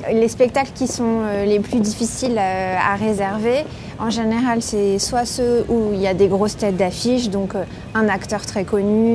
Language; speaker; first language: French; native; French